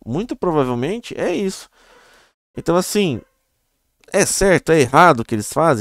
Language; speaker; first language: Portuguese; native; Portuguese